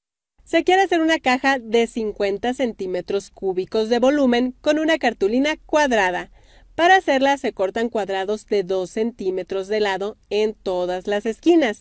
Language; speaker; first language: Spanish; native; Spanish